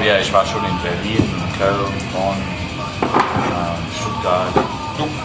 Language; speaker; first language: German; non-native, fluent; English